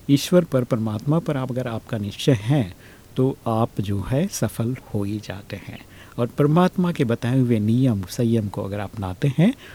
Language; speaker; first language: Hindi; native; Hindi